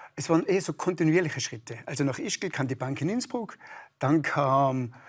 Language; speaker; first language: German; native; German